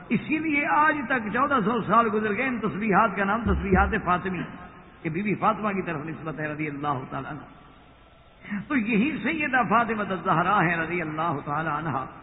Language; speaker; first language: Urdu; native; Urdu